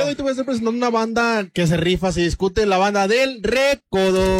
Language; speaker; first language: Spanish; native; Spanish